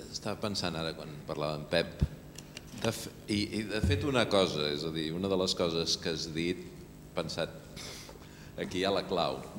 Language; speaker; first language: Catalan; non-native, local second language; Spanish